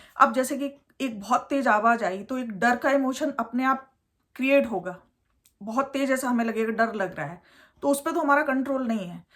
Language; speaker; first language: Hindi; native; Hindi